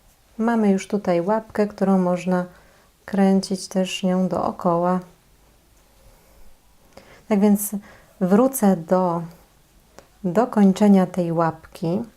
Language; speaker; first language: Polish; native; Polish